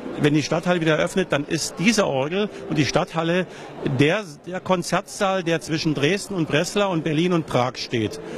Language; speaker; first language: German; native; German